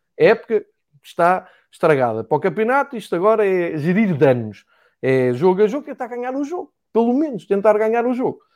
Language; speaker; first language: Portuguese; native; Portuguese